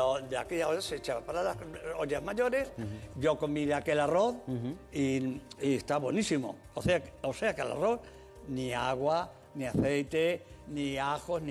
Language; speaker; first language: Spanish; native; Spanish